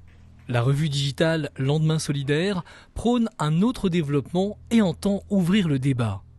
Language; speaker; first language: French; native; French